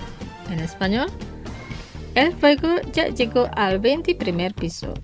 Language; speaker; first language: Spanish; non-native, fluent; Indonesian